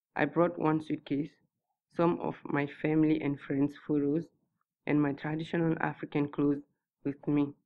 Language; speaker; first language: English; non-native, fluent; Susu